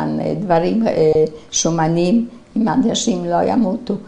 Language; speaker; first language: Hebrew; non-native, fluent; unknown